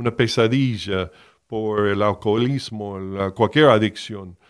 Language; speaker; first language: Spanish; non-native, fluent; English